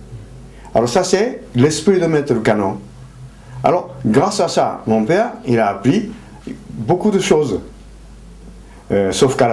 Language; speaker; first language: French; non-native, fluent; Japanese